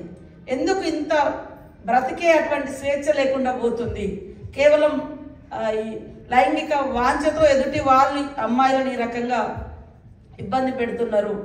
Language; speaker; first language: Telugu; native; Telugu